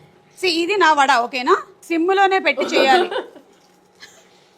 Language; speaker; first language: Telugu; native; Telugu